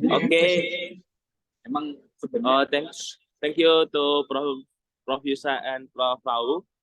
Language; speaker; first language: English; non-native, learner; Indonesian